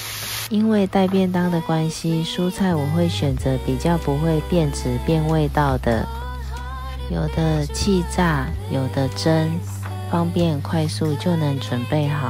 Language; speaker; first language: Chinese; native; Chinese